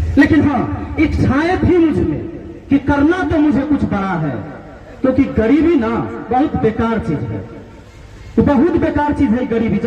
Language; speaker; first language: Hindi; native; Hindi